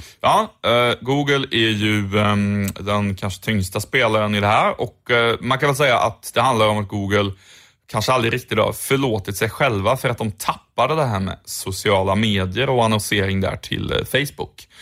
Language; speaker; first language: Swedish; native; Swedish